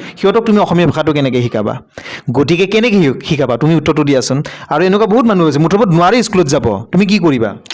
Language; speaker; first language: Assamese; native; Assamese